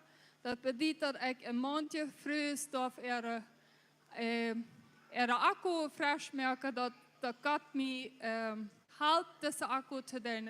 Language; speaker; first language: German; non-native, local second language; Low German